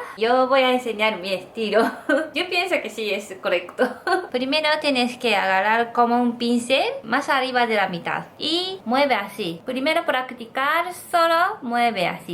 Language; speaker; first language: Spanish; non-native, learner; Japanese